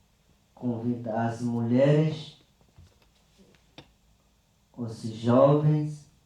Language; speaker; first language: Portuguese; non-native, local second language; Yanomámi